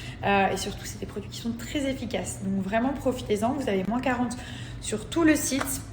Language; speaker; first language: French; native; French